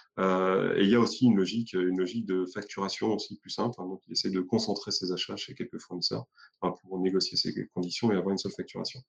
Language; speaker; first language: French; native; French